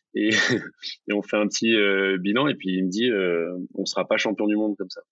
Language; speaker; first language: French; native; French